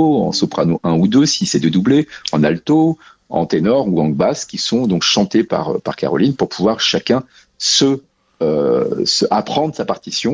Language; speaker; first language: French; native; French